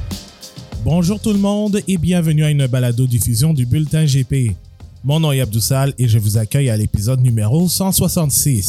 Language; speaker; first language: French; native; French